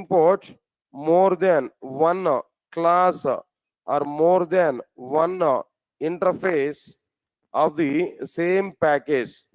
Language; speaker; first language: English; non-native, local second language; Telugu